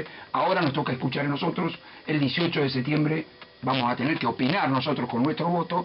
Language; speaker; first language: Spanish; native; Spanish